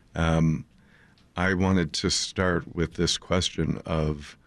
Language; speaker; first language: English; native; English